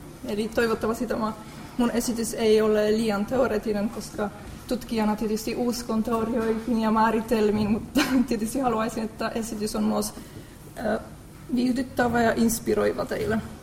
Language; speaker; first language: Finnish; non-native, fluent; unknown